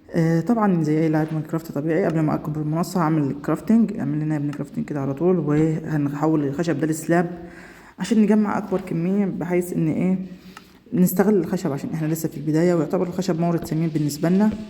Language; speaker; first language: Arabic; native; Arabic